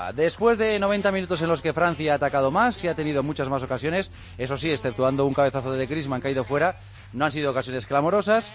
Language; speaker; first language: Spanish; native; Spanish